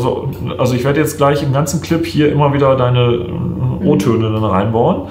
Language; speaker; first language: German; native; German